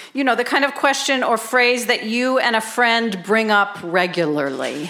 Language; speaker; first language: English; native; English